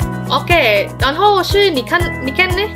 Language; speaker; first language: Chinese; non-native, learner; Indonesian